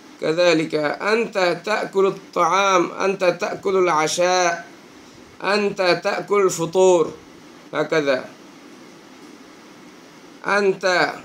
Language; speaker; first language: Arabic; non-native, fluent; Bangla